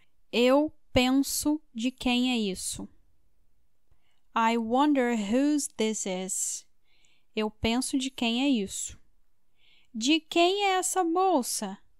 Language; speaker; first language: Portuguese; native; Portuguese